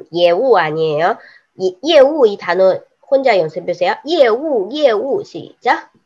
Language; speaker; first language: Korean; non-native, fluent; Chinese